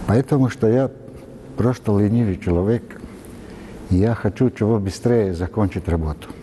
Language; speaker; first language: Russian; non-native, learner; Serbian